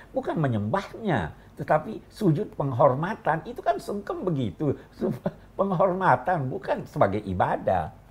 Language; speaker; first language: Indonesian; native; Indonesian